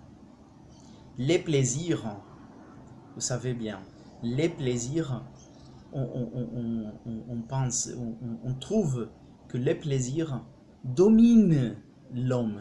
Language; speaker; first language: French; non-native, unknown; Spanish